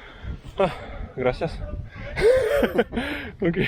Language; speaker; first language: Spanish; non-native, learner; French